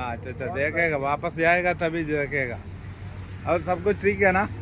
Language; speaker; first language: Hindi; non-native, local second language; Malayalam